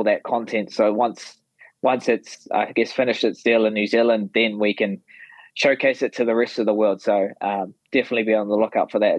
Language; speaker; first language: English; native; English